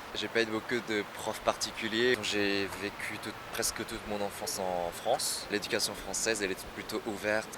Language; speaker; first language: French; early bilingual, other home language; Korean